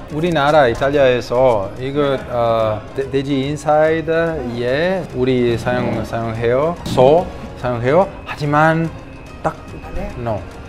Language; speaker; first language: Korean; non-native, learner; Italian